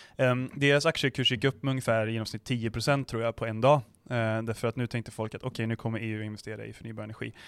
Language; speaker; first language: Swedish; native; Swedish